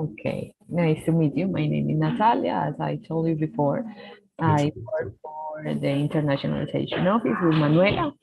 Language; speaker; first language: English; non-native, fluent; Spanish